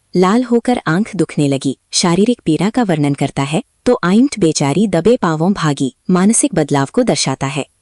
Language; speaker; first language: Hindi; non-native, local second language; Malayalam